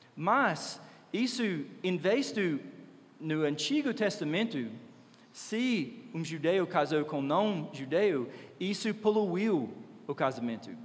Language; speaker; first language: Portuguese; non-native, fluent; English